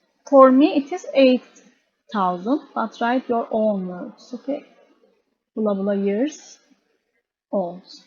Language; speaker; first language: English; non-native, fluent; Turkish